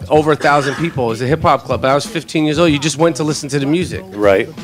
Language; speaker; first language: English; native; English